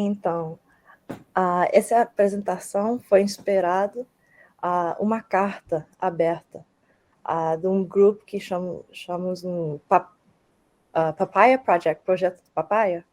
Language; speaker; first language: Portuguese; early bilingual, heritage; Portuguese